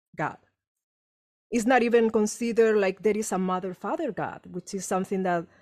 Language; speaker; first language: English; non-native, fluent; Spanish